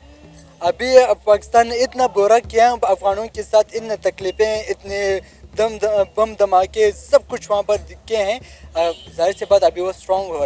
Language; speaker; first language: Hindi; non-native, local second language; Pashto